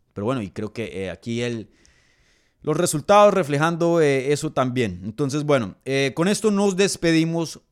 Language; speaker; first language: Spanish; native; Spanish